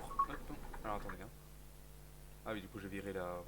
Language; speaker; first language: French; native; French